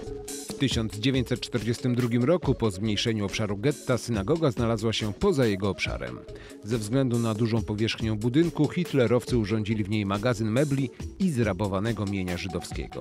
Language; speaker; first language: Polish; native; Polish